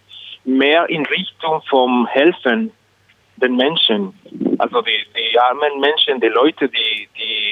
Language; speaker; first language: German; non-native, learner; Spanish